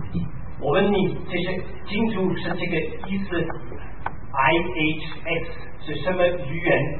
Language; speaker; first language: Chinese; non-native, fluent; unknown